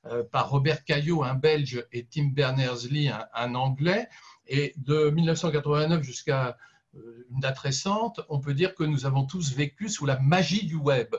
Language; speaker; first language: French; native; French